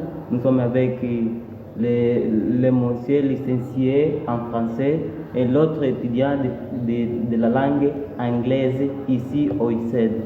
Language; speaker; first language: French; non-native, learner; Portuguese